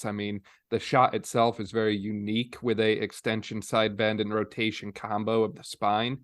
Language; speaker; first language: English; native; English